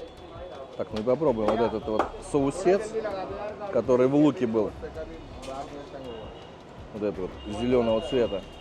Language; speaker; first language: Russian; native; Russian